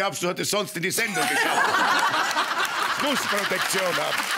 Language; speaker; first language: German; native; German